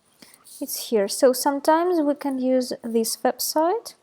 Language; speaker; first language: English; non-native, fluent; Russian